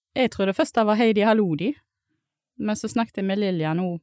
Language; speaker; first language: Norwegian; native; Norwegian